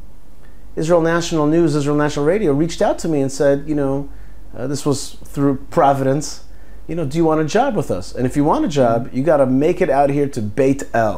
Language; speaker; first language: English; early bilingual, other home language; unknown